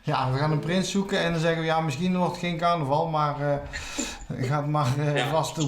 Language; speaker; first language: Dutch; native; Dutch